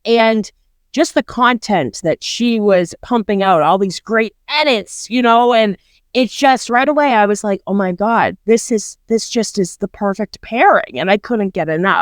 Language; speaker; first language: English; native; English